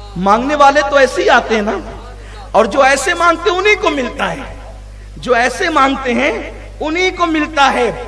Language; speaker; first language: Urdu; native; Urdu